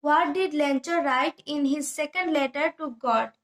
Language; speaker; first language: English; non-native, local second language; Assamese